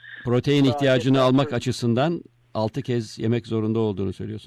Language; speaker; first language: Turkish; native; Turkish